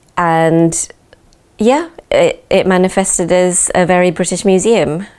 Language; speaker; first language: English; native; English